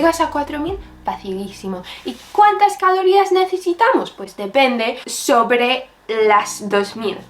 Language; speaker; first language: Spanish; non-native, fluent; English